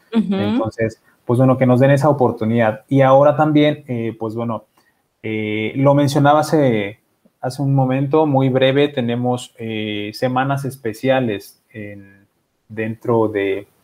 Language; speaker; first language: Spanish; native; Spanish